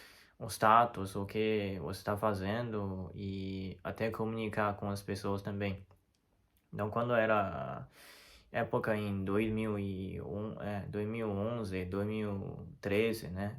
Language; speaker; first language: Portuguese; non-native, fluent; Chinese